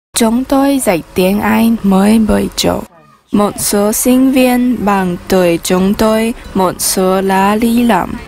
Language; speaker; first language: Vietnamese; non-native, learner; Chinese